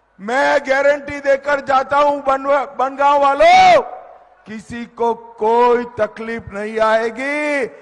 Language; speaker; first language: Hindi; non-native, local second language; Gujarati